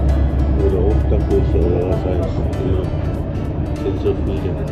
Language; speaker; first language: German; non-native, fluent; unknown